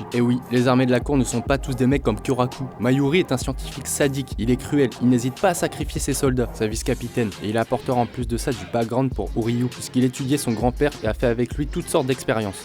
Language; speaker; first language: French; native; French